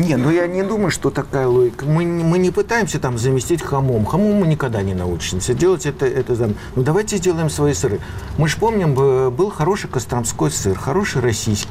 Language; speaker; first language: Russian; native; Russian